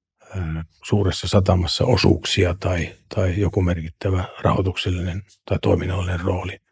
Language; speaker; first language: Finnish; native; Finnish